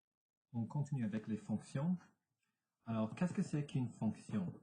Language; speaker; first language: French; non-native, local second language; English